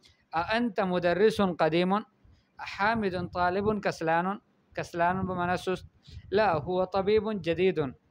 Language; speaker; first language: Arabic; non-native, fluent; Urdu